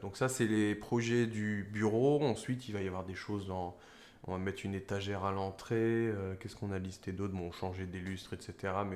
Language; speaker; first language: French; native; French